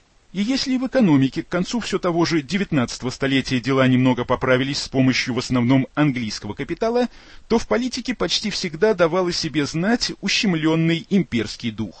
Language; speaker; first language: Russian; native; Russian